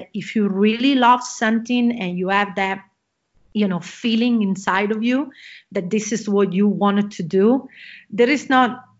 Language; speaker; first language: English; non-native, fluent; Italian